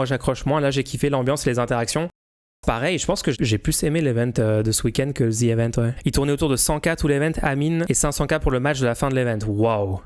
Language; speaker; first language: French; native; French